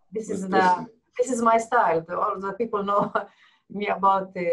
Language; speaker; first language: English; non-native, learner; Arabic